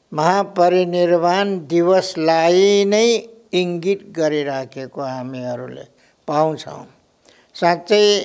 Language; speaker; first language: Nepali; non-native, local second language; Newari